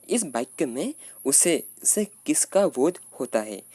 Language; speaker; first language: Hindi; non-native, local second language; Assamese